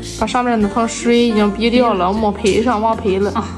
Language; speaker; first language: Chinese; native; Chinese